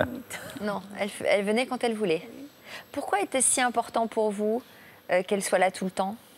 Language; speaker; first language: French; native; French